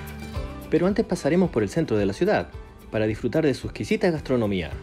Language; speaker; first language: Spanish; native; Spanish